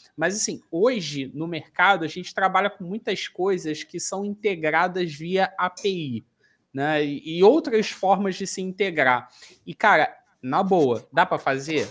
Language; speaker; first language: Portuguese; native; Portuguese